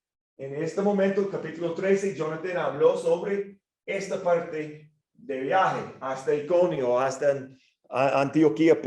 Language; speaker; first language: Spanish; non-native, fluent; English